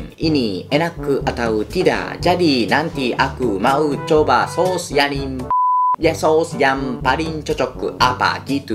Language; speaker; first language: Indonesian; non-native, fluent; Japanese